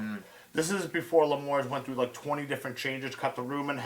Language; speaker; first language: English; native; English